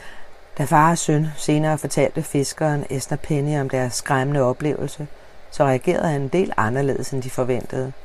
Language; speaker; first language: Danish; native; Danish